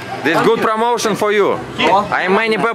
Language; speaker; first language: English; non-native, learner; Russian